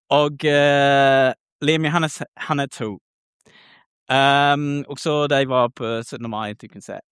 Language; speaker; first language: Norwegian; non-native, learner; English